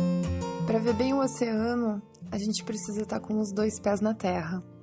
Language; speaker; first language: Portuguese; native; Portuguese